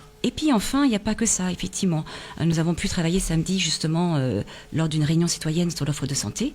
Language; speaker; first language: French; native; French